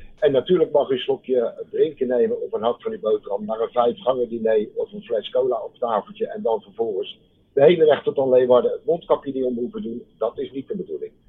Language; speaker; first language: Dutch; native; Dutch